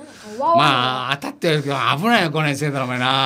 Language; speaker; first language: Japanese; native; Japanese